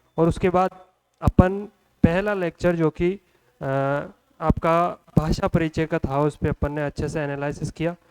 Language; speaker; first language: Hindi; native; Hindi